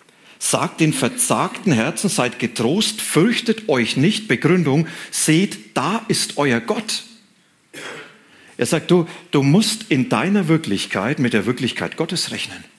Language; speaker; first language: German; native; German